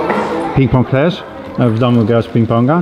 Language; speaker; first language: Polish; native; Polish